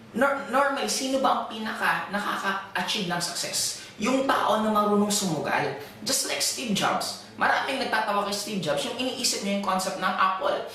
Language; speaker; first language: Filipino; non-native, local second language; Bikol